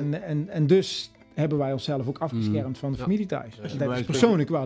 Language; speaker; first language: Dutch; native; Dutch